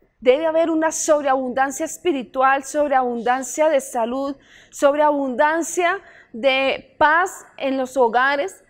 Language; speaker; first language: Spanish; native; Spanish